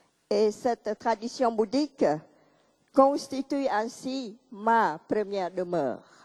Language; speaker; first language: French; non-native, fluent; Khmer